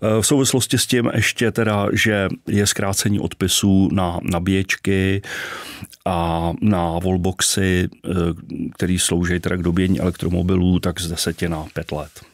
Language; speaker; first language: Czech; native; Czech